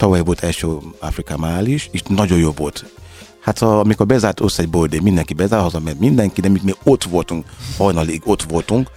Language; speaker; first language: Hungarian; non-native, learner; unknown